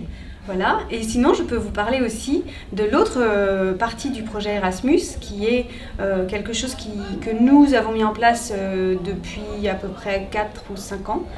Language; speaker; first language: French; native; French